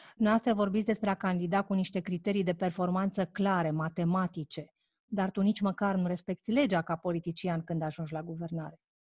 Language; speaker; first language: Romanian; native; Romanian